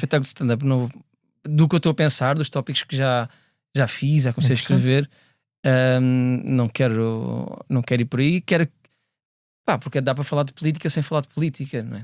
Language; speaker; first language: Portuguese; native; Portuguese